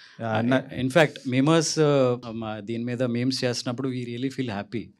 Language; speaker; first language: Telugu; native; Telugu